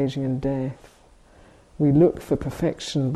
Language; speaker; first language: English; native; English